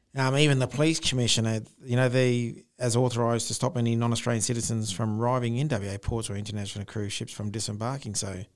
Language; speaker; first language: English; native; English